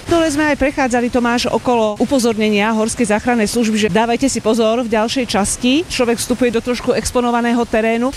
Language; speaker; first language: Slovak; native; Slovak